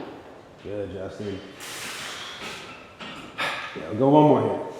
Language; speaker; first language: English; native; English